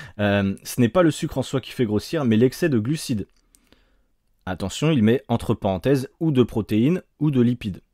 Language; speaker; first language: French; native; French